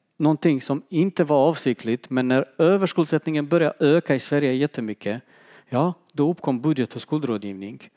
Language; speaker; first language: Swedish; non-native, fluent; Bosnian